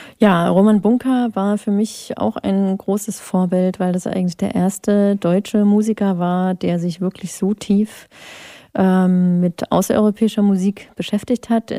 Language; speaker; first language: German; native; German